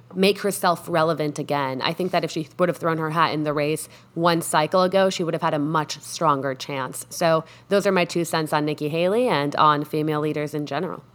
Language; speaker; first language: English; non-native, fluent; Spanish